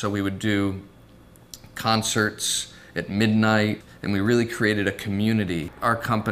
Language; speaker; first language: English; native; English